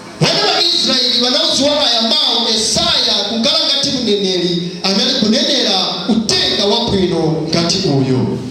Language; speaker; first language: Nyanja; non-native, local second language; Tumbuka